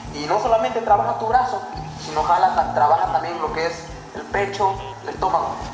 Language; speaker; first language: Spanish; non-native, local second language; Nahuatl languages